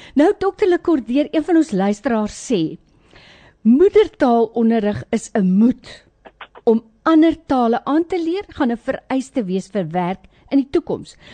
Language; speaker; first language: Afrikaans; native; Afrikaans